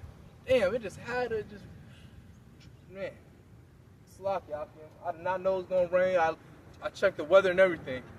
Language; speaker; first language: English; native; English